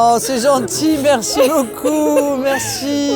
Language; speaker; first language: French; native; French